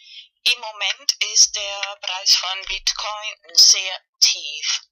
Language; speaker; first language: German; non-native, learner; Spanish